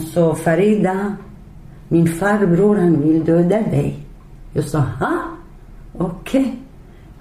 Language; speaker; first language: Swedish; non-native, learner; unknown